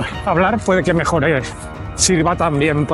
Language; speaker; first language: Spanish; native; Spanish